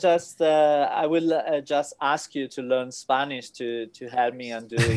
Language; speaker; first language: English; non-native, fluent; Spanish